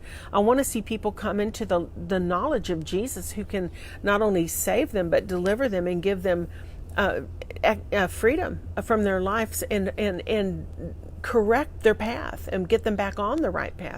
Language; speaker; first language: English; native; English